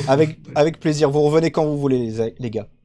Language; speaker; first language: French; native; French